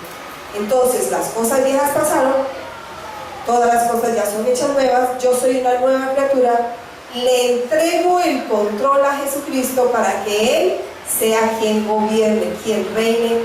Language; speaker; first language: Spanish; native; Spanish